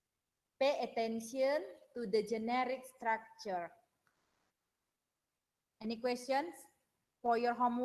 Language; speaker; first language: English; non-native, learner; Indonesian